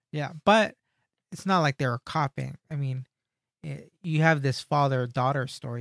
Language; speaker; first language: English; native; English